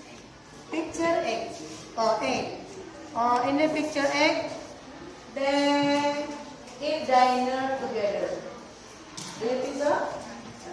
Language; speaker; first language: English; non-native, learner; Indonesian